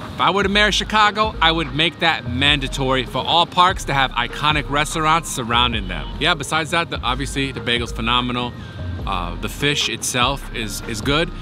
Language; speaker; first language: English; native; English